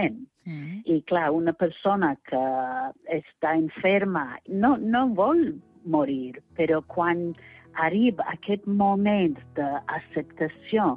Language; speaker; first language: Catalan; non-native, fluent; English